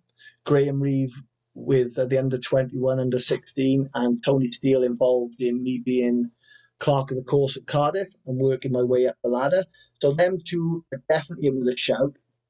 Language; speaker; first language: English; native; English